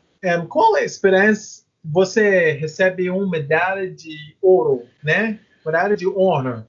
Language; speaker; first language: Portuguese; non-native, learner; English